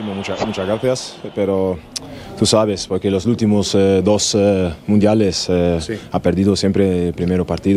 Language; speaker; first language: Spanish; non-native, learner; German